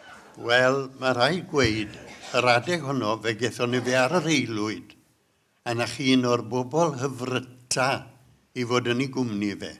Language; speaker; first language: Welsh; native; Welsh